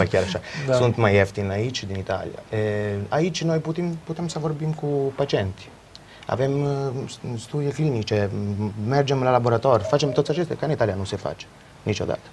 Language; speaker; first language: Romanian; non-native, learner; Italian